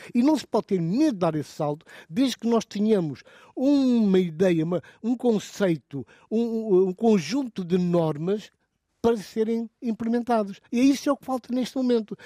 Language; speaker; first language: Portuguese; non-native, local second language; Upper Guinea Crioulo